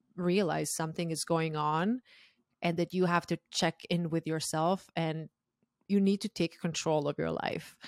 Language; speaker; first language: English; non-native, fluent; Croatian